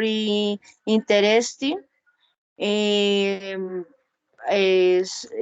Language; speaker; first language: English; non-native, learner; Spanish